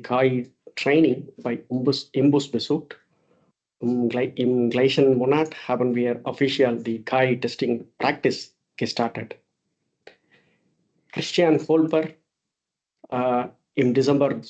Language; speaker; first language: German; non-native, fluent; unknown